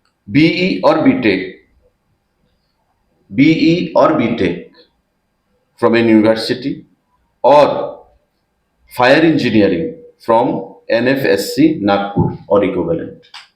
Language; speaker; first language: English; non-native, local second language; Bangla